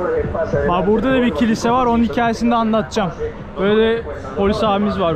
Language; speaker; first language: Turkish; native; Turkish